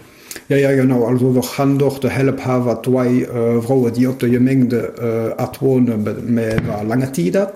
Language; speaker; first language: German; non-native, local second language; French